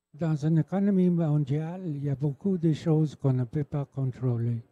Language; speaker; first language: French; non-native, local second language; English